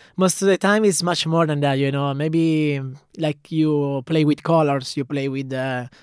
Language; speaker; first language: English; non-native, fluent; Italian